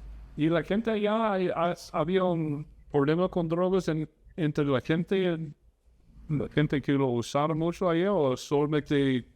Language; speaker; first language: Spanish; non-native, fluent; English